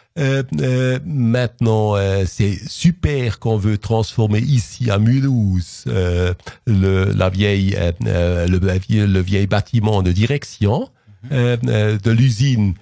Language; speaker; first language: French; non-native, local second language; Swiss German